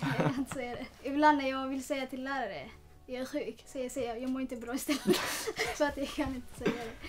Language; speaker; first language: Swedish; non-native, learner; Tigrinya